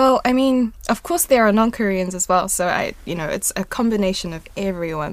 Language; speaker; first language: English; non-native, local second language; Korean